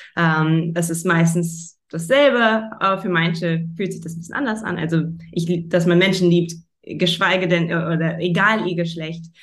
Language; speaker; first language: German; early bilingual, heritage; German